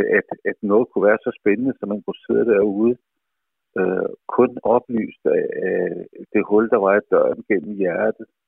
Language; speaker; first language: Danish; native; Danish